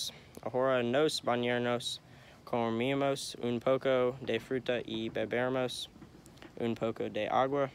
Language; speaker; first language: Spanish; non-native, learner; English